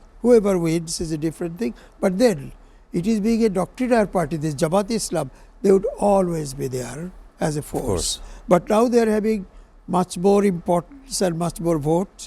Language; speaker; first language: English; non-native, local second language; Bangla